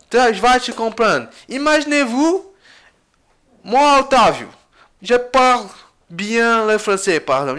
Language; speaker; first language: French; non-native, learner; Portuguese